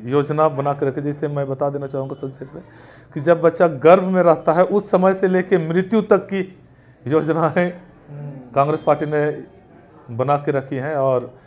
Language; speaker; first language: Hindi; native; Hindi